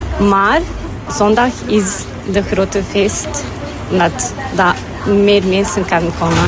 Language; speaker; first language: Dutch; non-native, learner; Portuguese